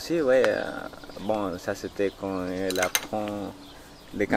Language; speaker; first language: French; non-native, learner; Spanish